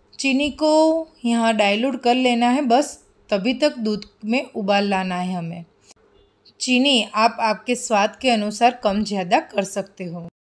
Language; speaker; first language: Hindi; non-native, local second language; Gujarati